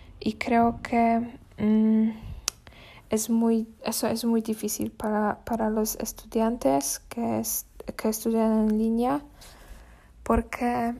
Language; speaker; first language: Spanish; non-native, learner; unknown